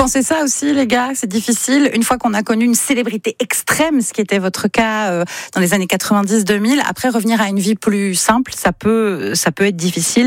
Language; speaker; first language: French; native; French